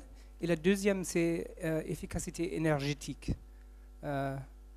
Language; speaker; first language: French; non-native, fluent; German